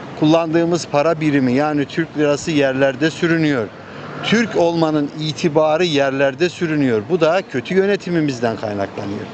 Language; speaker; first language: Turkish; native; Turkish